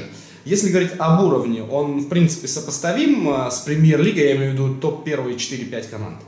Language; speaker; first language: Russian; native; Russian